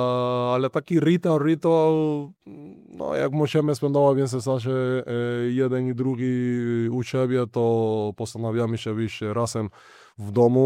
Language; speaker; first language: Polish; non-native, learner; Spanish